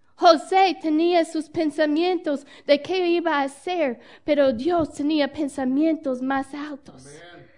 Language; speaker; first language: Spanish; non-native, fluent; English